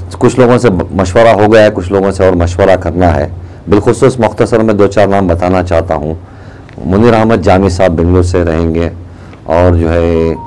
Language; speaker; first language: Urdu; native; Urdu